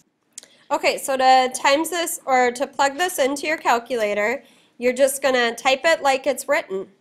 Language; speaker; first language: English; native; English